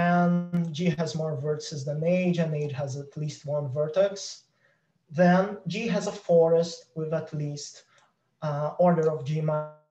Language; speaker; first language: English; non-native, fluent; Portuguese